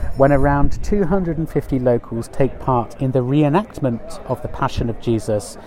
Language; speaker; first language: English; native; English